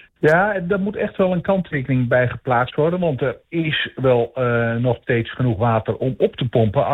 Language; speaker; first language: Dutch; native; Dutch